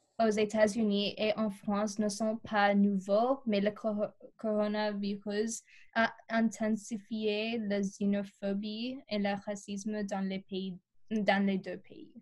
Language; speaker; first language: French; non-native, learner; English